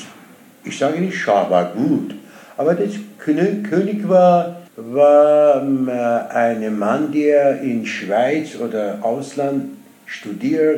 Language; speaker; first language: German; non-native, learner; Persian